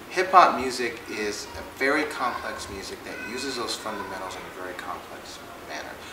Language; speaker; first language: English; native; English